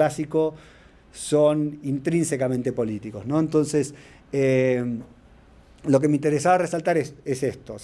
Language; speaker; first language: Spanish; native; Spanish